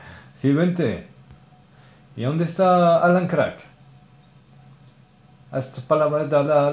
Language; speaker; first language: Spanish; non-native, learner; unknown